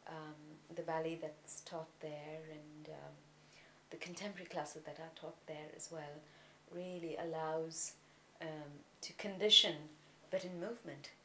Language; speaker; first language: English; non-native, local second language; Tamil